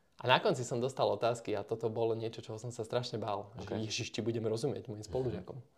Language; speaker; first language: Slovak; native; Slovak